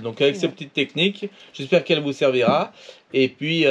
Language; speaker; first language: French; native; French